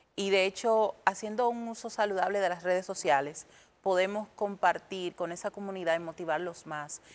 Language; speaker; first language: Spanish; native; Spanish